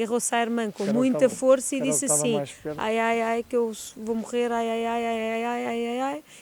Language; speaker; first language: Portuguese; native; Portuguese